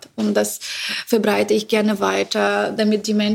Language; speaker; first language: German; non-native, fluent; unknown